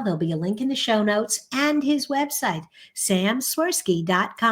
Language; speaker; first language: English; native; English